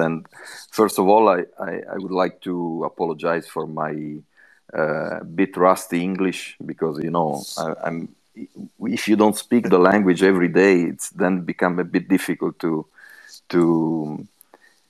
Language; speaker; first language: English; non-native, fluent; Italian